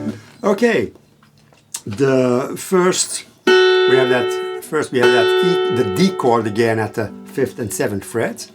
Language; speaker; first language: English; non-native, fluent; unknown